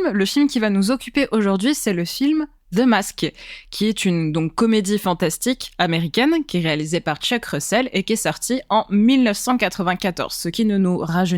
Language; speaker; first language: French; native; French